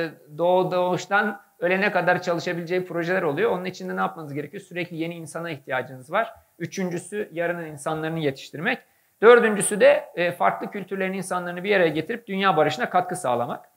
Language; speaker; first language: Turkish; native; Turkish